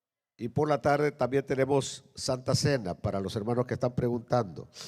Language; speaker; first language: Spanish; native; Spanish